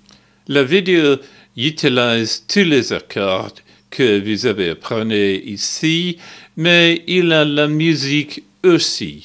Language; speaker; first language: French; non-native, learner; English